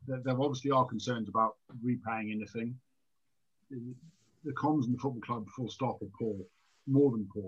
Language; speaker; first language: English; native; English